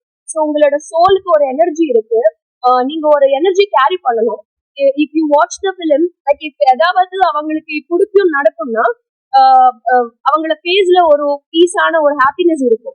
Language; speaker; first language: Tamil; non-native, fluent; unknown